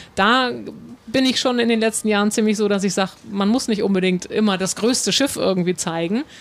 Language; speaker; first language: German; native; German